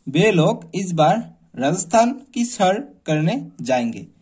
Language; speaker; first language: Hindi; non-native, local second language; Assamese